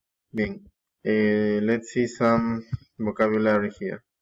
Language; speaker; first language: English; non-native, fluent; Spanish